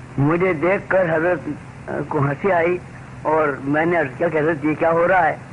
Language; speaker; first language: Urdu; native; Urdu